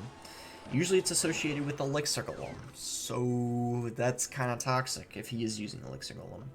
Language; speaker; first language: English; native; English